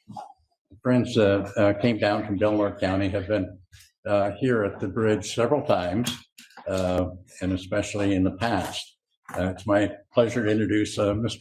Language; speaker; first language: English; native; English